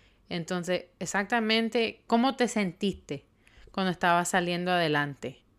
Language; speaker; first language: Spanish; early bilingual, heritage; Spanish